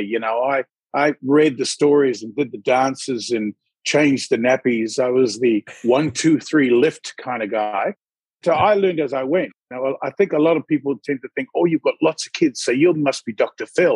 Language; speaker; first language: English; native; English